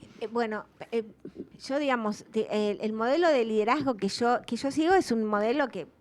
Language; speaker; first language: Spanish; native; Spanish